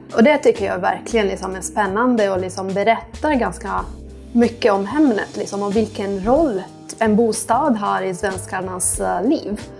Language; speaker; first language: Swedish; non-native, fluent; Italian